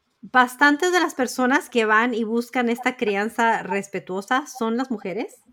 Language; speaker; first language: Spanish; early bilingual, heritage; Spanish